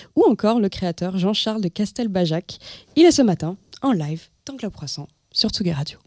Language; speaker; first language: French; native; French